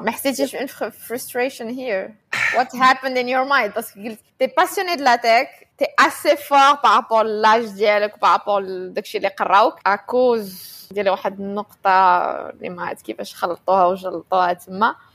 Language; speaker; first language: Arabic; native; Arabic